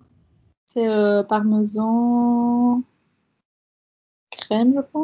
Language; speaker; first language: French; non-native, learner; Dutch